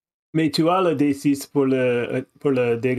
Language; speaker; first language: French; non-native, fluent; English